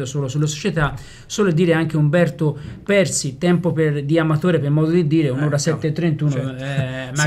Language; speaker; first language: Italian; native; Italian